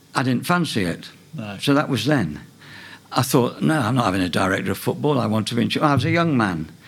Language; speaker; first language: English; native; English